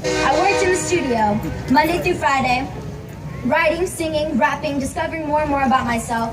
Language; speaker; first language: English; native; English